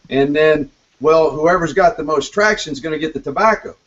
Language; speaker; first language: English; native; English